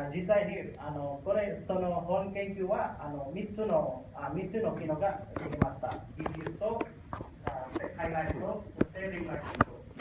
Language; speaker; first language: Japanese; non-native, learner; Indonesian